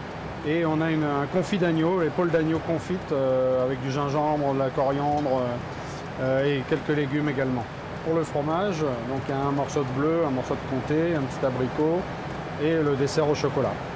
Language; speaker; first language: French; native; French